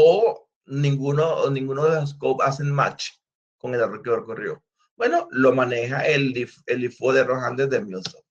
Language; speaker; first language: Spanish; native; Spanish